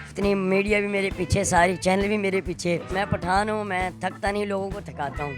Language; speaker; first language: Urdu; non-native, local second language; Pashto